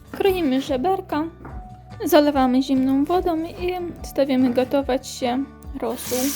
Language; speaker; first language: Polish; non-native, fluent; Ukrainian